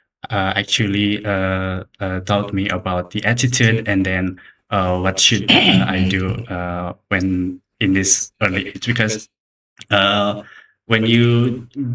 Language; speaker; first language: English; non-native, learner; Indonesian